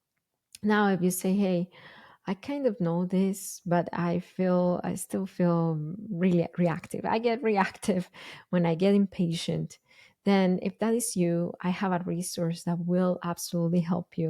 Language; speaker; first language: English; non-native, fluent; Spanish